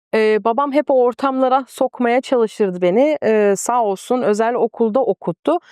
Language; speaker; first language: Turkish; non-native, fluent; Danish